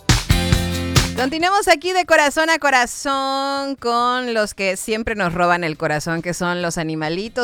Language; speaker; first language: Spanish; native; Spanish